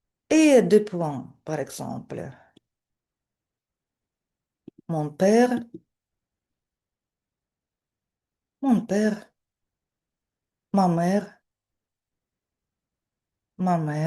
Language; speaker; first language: French; non-native, fluent; Russian